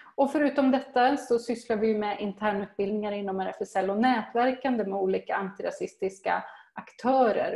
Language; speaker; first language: Swedish; native; Swedish